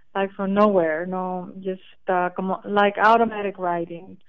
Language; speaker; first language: English; non-native, fluent; Spanish